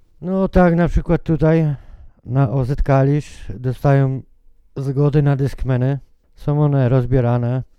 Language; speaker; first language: Polish; native; Polish